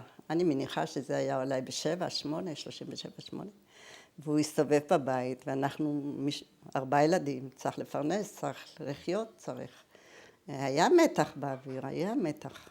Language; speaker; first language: Hebrew; early bilingual, other home language; German